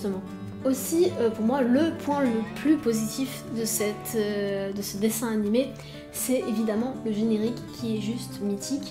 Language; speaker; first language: French; native; French